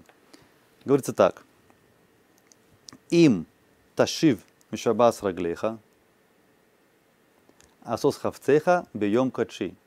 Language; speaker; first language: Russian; native; Russian